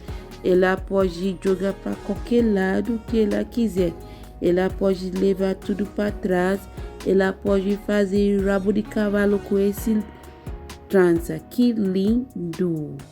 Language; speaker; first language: Portuguese; non-native, learner; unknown